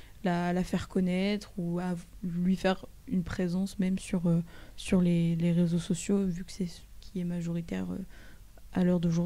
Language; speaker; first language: French; native; French